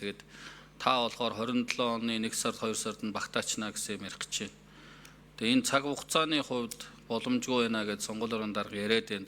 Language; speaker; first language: Mongolian; native; Mongolian